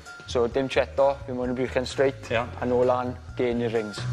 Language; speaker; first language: Welsh; native; Welsh